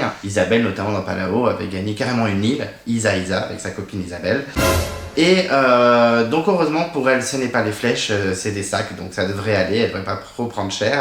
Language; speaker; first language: French; native; French